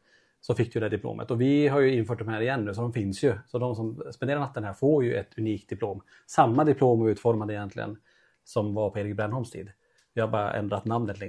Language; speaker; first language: Swedish; native; Swedish